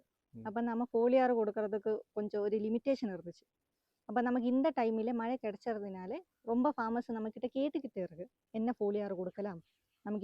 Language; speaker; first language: Tamil; non-native, local second language; Malayalam